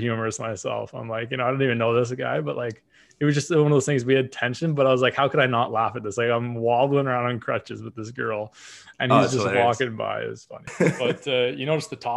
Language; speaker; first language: English; native; English